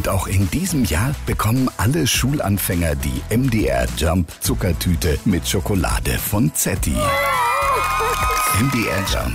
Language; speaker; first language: German; native; German